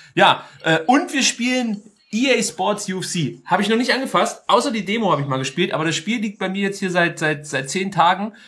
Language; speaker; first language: German; native; German